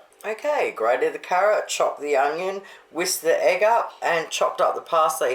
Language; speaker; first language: English; native; English